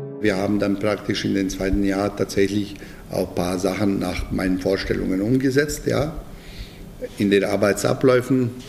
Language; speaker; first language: German; non-native, fluent; Bosnian